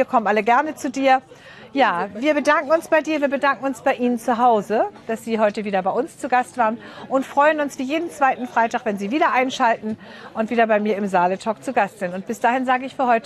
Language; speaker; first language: German; native; German